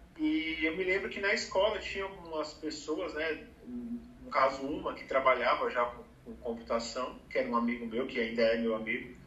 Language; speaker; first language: Portuguese; native; Portuguese